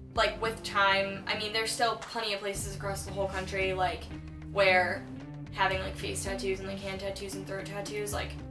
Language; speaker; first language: English; native; English